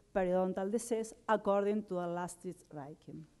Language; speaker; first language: English; non-native, learner; Spanish